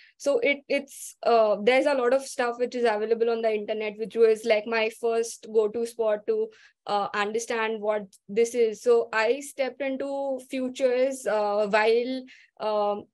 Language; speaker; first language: English; non-native, local second language; Marathi